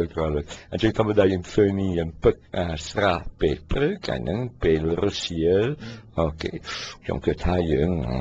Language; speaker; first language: Khmer; non-native, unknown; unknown